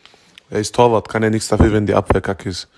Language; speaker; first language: German; native; German